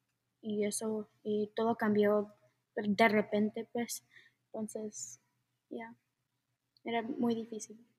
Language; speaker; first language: Spanish; early bilingual, heritage; Spanish